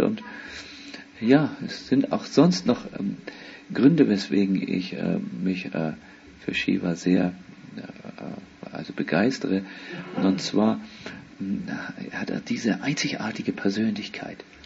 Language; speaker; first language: German; native; German